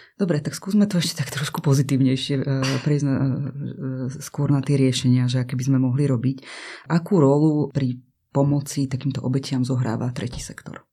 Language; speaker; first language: Slovak; native; Slovak